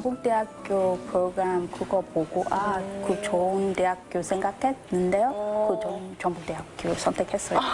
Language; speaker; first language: Korean; non-native, learner; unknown